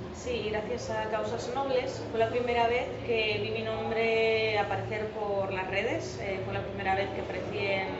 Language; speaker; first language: Spanish; native; Spanish